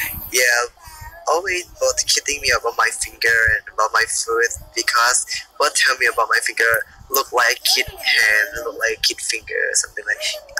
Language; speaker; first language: English; non-native, learner; Thai